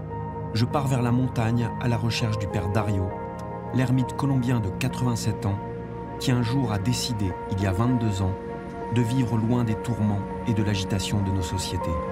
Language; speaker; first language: French; native; French